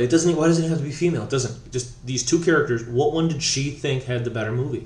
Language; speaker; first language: English; native; English